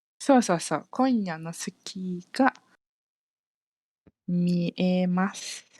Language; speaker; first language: Japanese; non-native, fluent; Malay